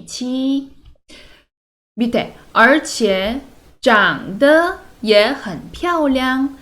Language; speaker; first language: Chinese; non-native, fluent; Korean